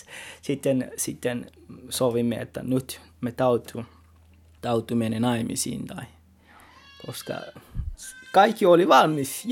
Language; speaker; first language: Finnish; non-native, learner; Tswana